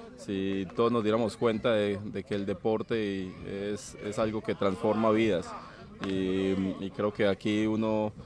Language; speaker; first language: Spanish; native; Spanish